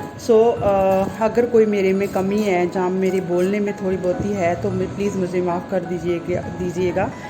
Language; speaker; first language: Hindi; non-native, local second language; Punjabi